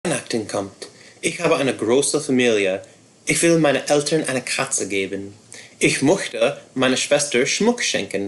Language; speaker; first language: German; non-native, fluent; English